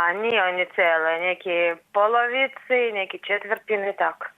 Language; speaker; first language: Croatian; non-native, learner; Russian